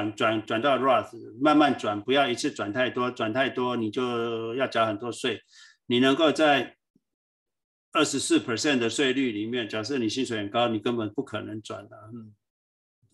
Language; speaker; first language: Chinese; native; Chinese